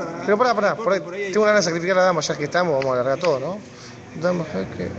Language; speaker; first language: Spanish; native; Spanish